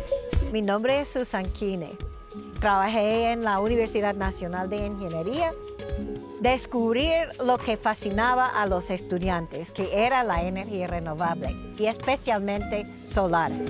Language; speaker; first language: Spanish; non-native, fluent; English